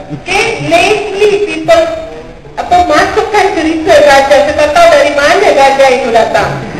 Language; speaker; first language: Malay; non-native, local second language; Tamil